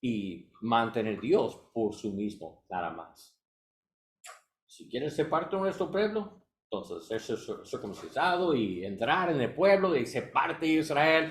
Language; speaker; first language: Spanish; non-native, learner; English